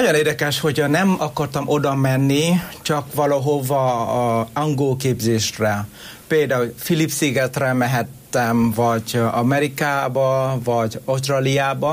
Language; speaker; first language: Hungarian; non-native, learner; Vietnamese